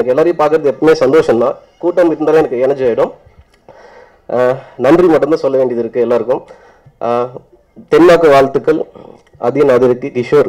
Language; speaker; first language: Tamil; native; Tamil